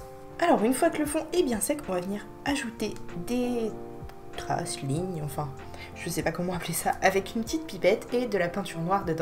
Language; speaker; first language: French; native; French